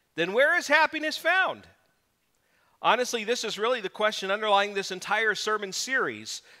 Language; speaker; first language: English; native; English